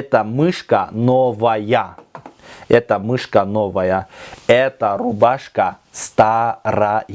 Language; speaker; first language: Russian; non-native, local second language; Kyrgyz